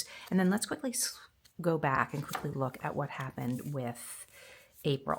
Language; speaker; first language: English; native; English